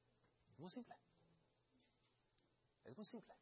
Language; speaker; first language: Spanish; early bilingual, heritage; Spanish